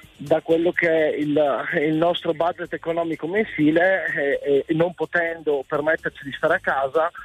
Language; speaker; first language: Italian; native; Italian